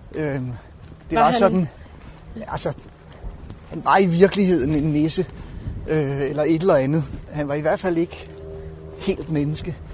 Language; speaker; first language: Danish; native; Danish